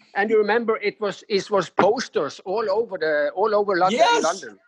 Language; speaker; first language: English; non-native, fluent; Norwegian